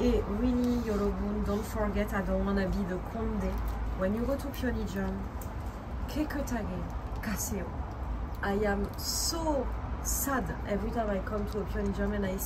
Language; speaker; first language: English; non-native, learner; French